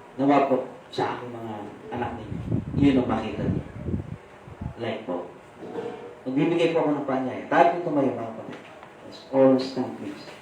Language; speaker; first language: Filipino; non-native, local second language; Pampanga